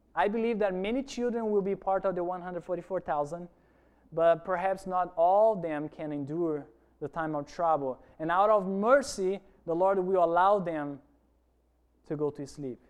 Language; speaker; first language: English; non-native, fluent; Portuguese